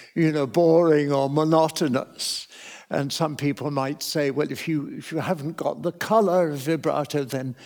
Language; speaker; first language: English; native; English